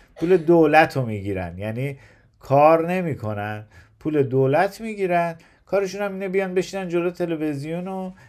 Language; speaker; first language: Persian; native; Persian